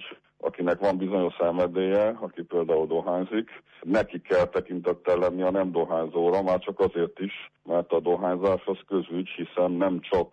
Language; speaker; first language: Hungarian; native; Hungarian